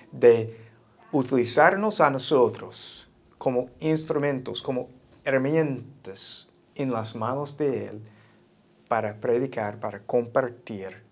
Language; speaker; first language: Spanish; non-native, fluent; English